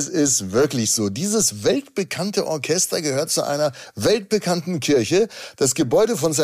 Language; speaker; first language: German; native; German